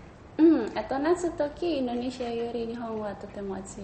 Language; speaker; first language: Japanese; non-native, learner; Indonesian